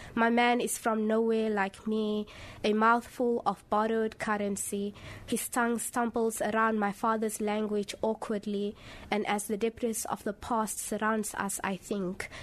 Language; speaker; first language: English; early bilingual, other home language; Somali